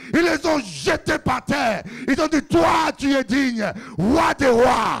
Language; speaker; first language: French; non-native, local second language; Lingala